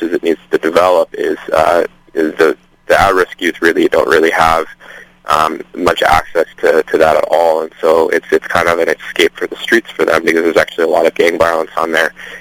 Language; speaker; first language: English; native; English